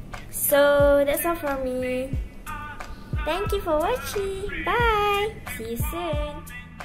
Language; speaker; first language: English; non-native, local second language; Malay